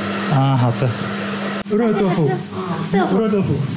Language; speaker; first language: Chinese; non-native, learner; Thai